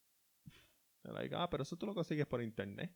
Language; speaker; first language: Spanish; early bilingual, heritage; Spanish